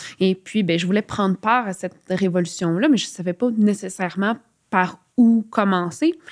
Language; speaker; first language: French; native; French